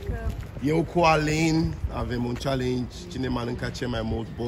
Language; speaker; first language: Romanian; non-native, learner; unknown